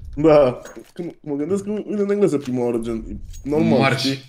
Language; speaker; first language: Romanian; early bilingual, other home language; English